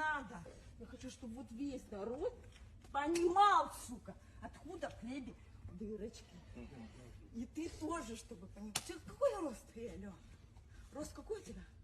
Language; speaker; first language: Russian; native; Russian